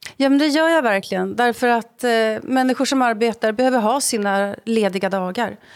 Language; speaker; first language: Swedish; native; Swedish